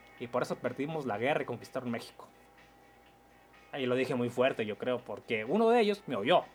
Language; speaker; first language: Spanish; native; Spanish